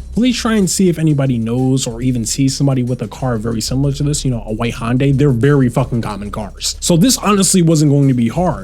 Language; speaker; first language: English; native; English